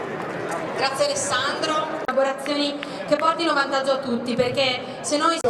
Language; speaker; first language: Italian; native; Italian